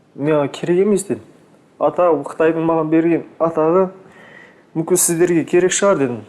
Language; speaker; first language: Kazakh; native; Kazakh